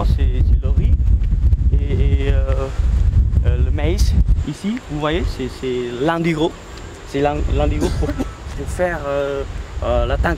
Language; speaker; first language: French; non-native, learner; Vietnamese